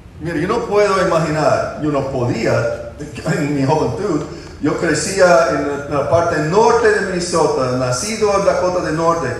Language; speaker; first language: Spanish; non-native, fluent; English